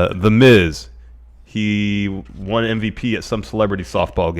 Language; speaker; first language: English; native; English